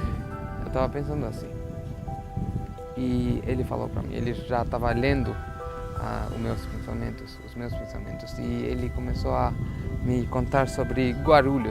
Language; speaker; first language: Portuguese; non-native, fluent; Albanian